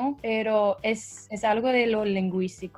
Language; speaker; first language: Spanish; non-native, fluent; English